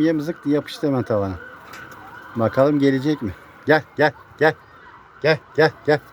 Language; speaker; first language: Turkish; native; Turkish